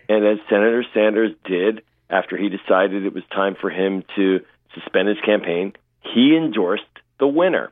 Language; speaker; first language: English; native; English